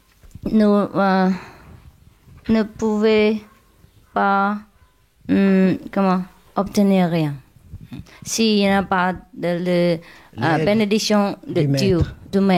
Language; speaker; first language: French; non-native, learner; Chinese